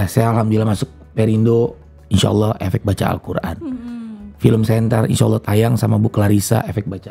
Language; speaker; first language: Indonesian; native; Indonesian